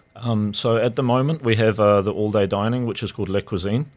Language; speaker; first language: English; native; English